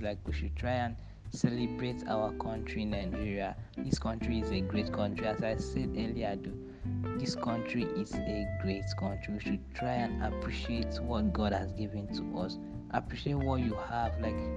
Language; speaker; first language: English; non-native, local second language; Igbo